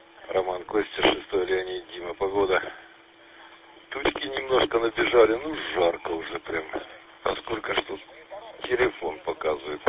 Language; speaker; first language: Russian; native; Russian